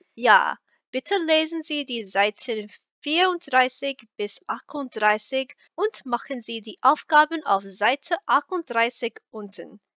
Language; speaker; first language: German; non-native, learner; English